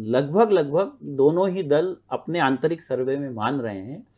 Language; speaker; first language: Hindi; native; Hindi